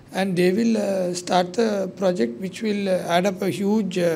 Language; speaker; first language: English; non-native, local second language; Sinhala